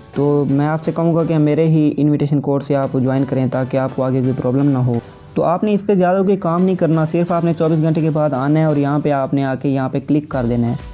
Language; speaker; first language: Urdu; native; Urdu